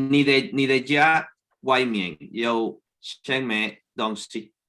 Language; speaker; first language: Chinese; non-native, learner; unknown